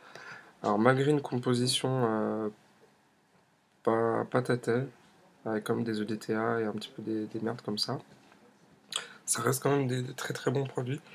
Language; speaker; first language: French; native; French